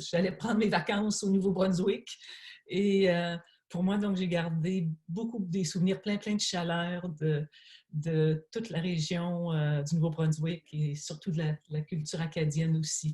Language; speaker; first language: French; native; French